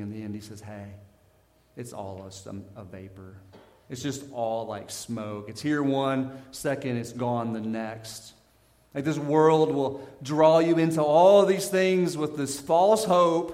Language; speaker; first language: English; native; English